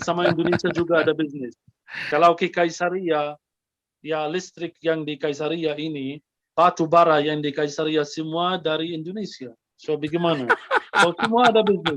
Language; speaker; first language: Indonesian; non-native, fluent; Arabic